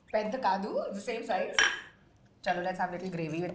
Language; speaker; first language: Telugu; non-native, learner; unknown